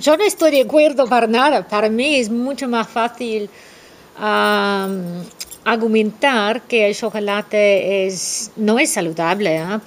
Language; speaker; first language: Spanish; non-native, fluent; English